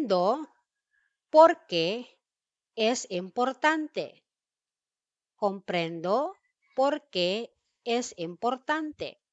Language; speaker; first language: Spanish; non-native, fluent; Filipino